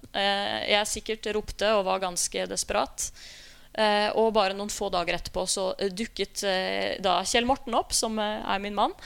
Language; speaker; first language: Norwegian; native; Norwegian